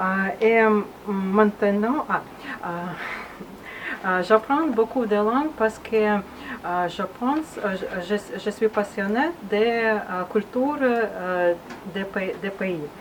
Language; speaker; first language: French; non-native, learner; Russian